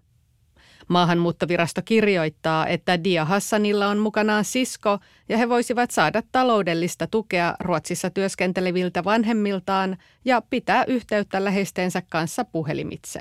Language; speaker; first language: Finnish; native; Finnish